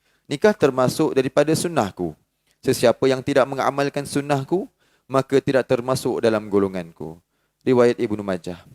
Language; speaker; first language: Malay; native; Malay